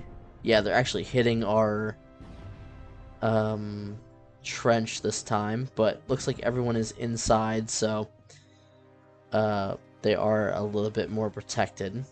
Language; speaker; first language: English; native; English